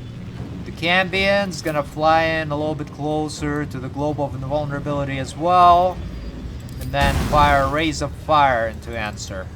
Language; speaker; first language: English; native; English